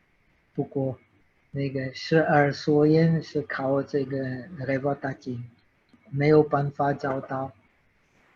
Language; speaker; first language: Chinese; non-native, fluent; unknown